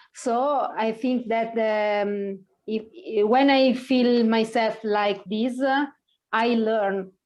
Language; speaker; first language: English; non-native, learner; Italian